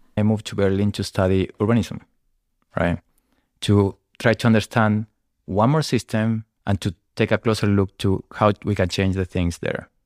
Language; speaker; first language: English; non-native, fluent; Spanish